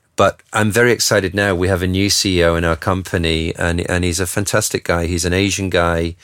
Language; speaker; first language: English; native; English